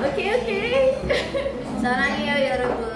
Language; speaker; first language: Korean; non-native, learner; Indonesian